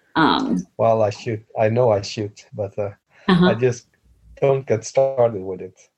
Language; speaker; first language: English; non-native, fluent; Dutch